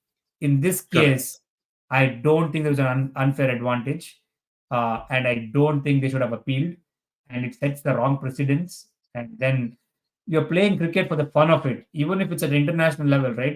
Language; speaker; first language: English; non-native, local second language; Hindi